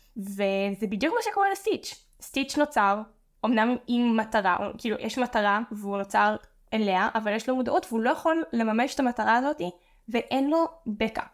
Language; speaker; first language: Hebrew; native; Hebrew